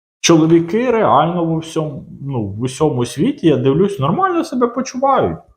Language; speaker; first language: Ukrainian; non-native, local second language; Russian